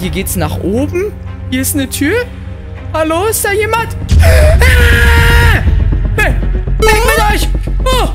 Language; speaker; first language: German; native; German